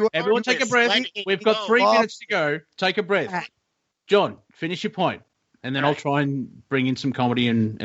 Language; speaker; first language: English; native; English